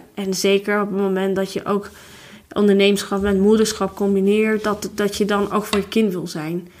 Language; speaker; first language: Dutch; non-native, fluent; Albanian